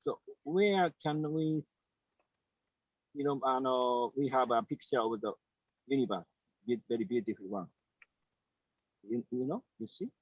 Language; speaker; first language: English; non-native, learner; Japanese